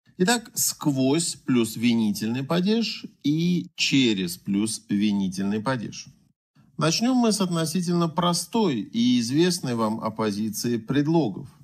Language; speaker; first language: Russian; native; Russian